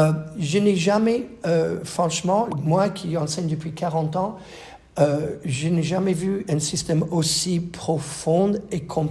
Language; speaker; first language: French; non-native, fluent; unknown